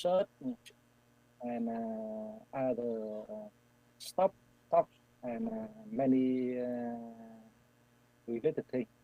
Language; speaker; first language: English; non-native, learner; Vietnamese